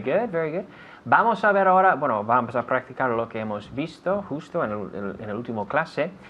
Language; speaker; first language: Spanish; non-native, fluent; English